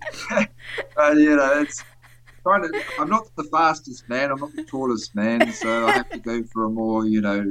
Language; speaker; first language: English; native; English